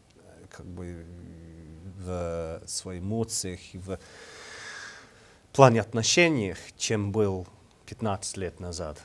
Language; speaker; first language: Russian; non-native, learner; English